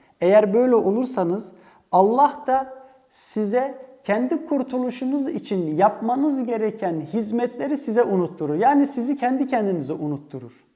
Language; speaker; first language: Turkish; early bilingual, heritage; Turkish